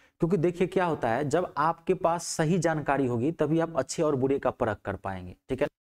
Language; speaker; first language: Hindi; native; Hindi